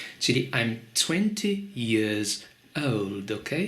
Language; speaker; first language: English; non-native, fluent; Polish